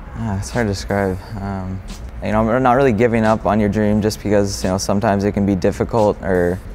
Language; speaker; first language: English; native; English